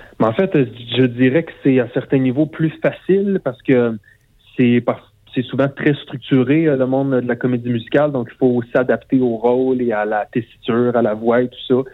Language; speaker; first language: French; native; French